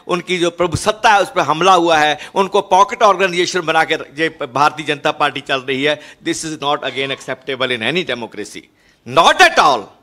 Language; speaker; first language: Hindi; non-native, local second language; Punjabi